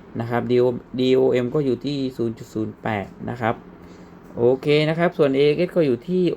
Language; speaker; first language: Thai; native; Thai